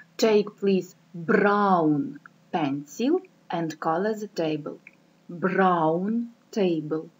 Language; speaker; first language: English; non-native, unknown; Ukrainian